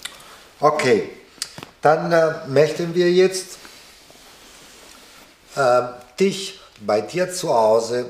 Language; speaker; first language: German; non-native, fluent; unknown